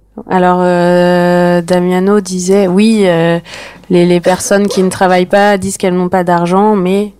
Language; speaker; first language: French; native; French